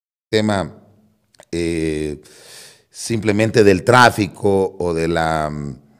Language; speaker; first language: Spanish; native; Spanish